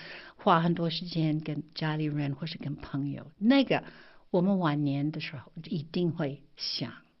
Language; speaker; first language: Chinese; non-native, fluent; English